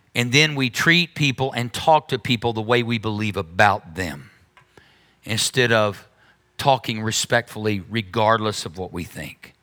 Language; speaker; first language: English; native; English